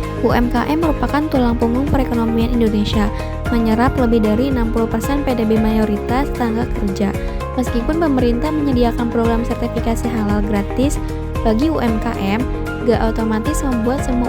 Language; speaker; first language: Indonesian; native; Indonesian